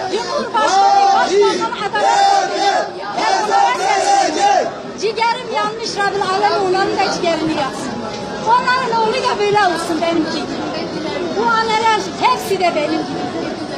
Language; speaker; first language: Turkish; non-native, local second language; Kurdish